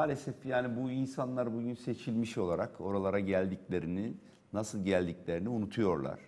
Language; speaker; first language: Turkish; native; Turkish